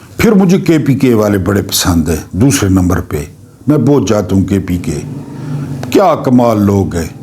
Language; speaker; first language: Urdu; non-native, local second language; Punjabi